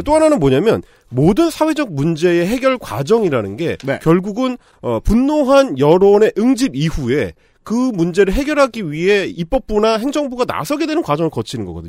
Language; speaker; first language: Korean; native; Korean